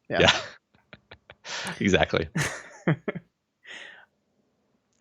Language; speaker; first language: English; native; English